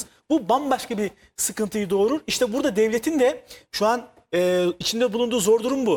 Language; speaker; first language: Turkish; native; Turkish